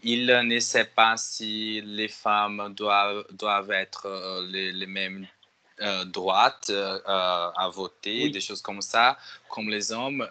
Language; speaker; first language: French; non-native, learner; Portuguese